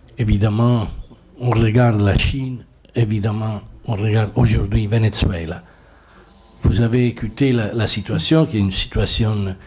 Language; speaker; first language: French; non-native, fluent; Italian